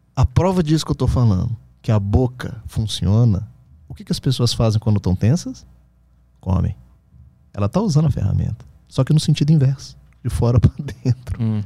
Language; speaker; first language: Portuguese; native; Portuguese